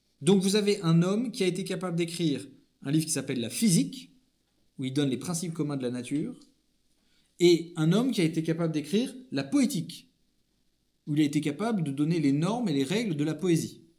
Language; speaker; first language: French; native; French